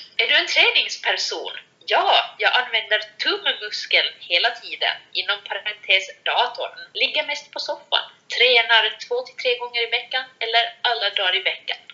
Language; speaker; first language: Swedish; native; Swedish